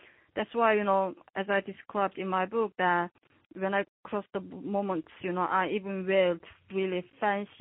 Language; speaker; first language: English; non-native, fluent; Korean